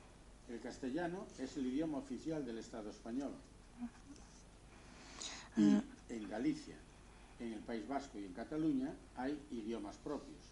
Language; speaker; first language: Spanish; native; Spanish